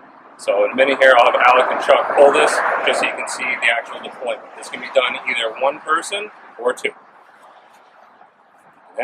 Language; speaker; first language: English; native; English